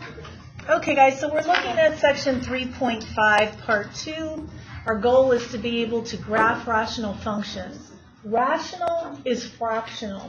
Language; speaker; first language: English; native; English